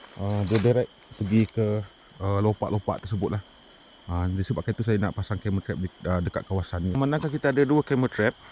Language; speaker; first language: Malay; non-native, local second language; Iban